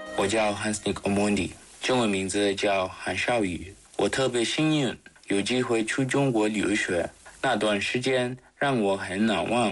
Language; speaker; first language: Chinese; non-native, learner; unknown